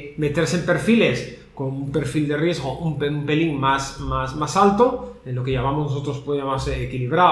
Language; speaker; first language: Spanish; native; Spanish